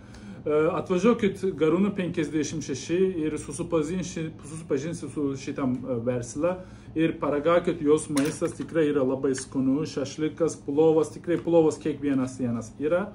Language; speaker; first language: Lithuanian; non-native, learner; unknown